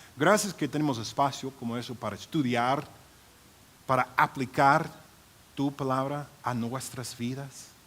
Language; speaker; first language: Spanish; non-native, fluent; English